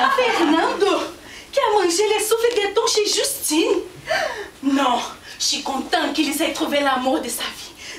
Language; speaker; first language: French; non-native, learner; Portuguese